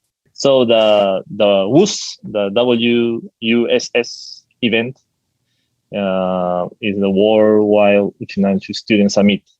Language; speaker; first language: English; non-native, fluent; Spanish